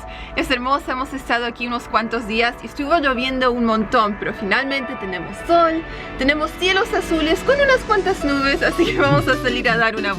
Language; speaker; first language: Spanish; native; Spanish